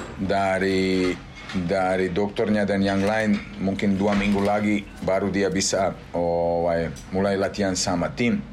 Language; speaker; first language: Indonesian; non-native, fluent; Serbian